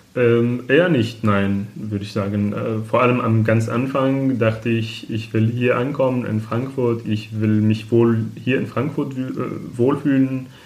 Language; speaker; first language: German; non-native, fluent; Arabic